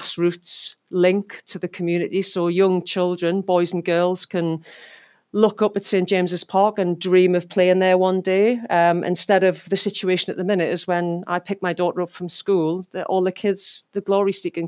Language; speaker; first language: English; native; English